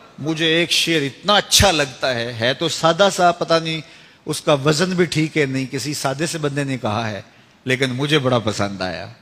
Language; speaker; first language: Urdu; non-native, local second language; Punjabi